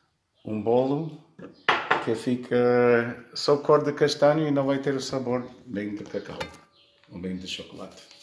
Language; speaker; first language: Portuguese; early bilingual, heritage; Portuguese